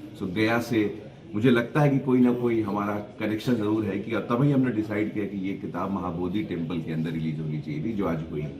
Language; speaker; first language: Hindi; native; Hindi